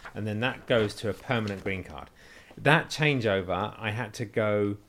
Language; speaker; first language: English; native; English